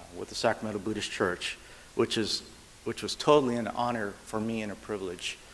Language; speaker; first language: English; native; English